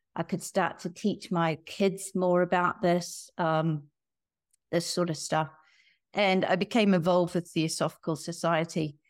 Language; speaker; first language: English; native; English